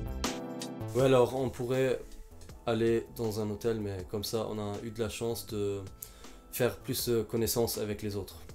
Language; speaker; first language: French; non-native, fluent; German